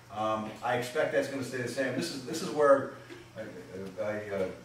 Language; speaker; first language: English; native; English